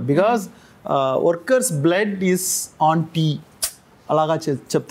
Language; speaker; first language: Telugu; non-native, learner; Tamil